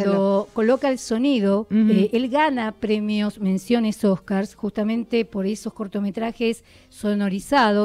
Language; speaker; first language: Spanish; native; Spanish